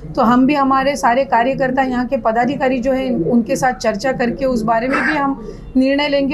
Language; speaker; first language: Hindi; non-native, local second language; Marathi